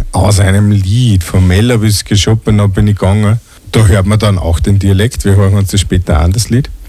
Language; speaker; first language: German; native; German